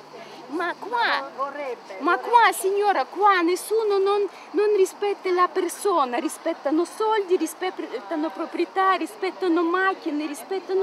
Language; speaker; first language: Italian; non-native, learner; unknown